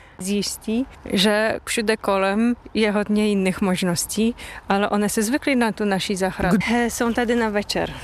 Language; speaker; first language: Czech; non-native, fluent; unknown